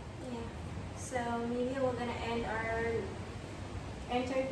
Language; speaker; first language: English; non-native, local second language; Filipino